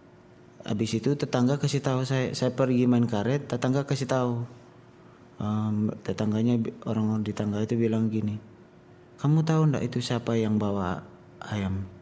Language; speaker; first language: Indonesian; non-native, local second language; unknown